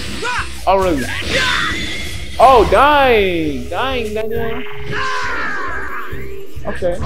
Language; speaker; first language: English; native; English